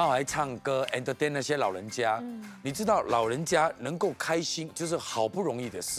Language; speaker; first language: Chinese; native; Chinese